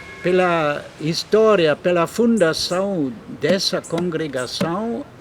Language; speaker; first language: Portuguese; non-native, fluent; German